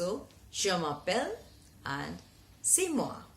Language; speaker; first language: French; non-native, fluent; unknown